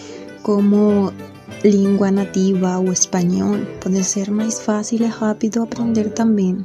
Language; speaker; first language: Portuguese; non-native, learner; Spanish